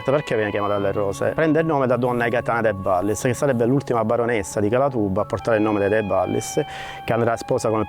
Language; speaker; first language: Italian; native; Italian